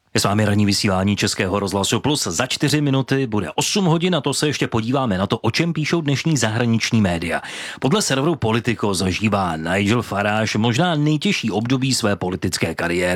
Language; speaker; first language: Czech; native; Czech